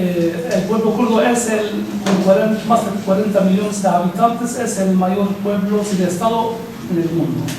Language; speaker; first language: Spanish; non-native, fluent; Kurdish